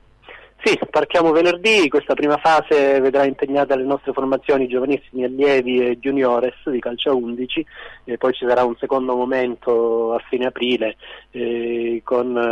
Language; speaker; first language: Italian; native; Italian